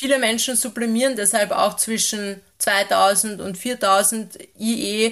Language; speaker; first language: German; native; German